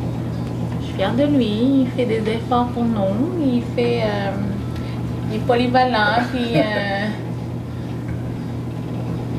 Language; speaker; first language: French; non-native, local second language; Innu-aimun